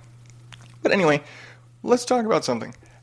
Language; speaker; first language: English; native; English